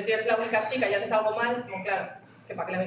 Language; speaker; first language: Spanish; native; Spanish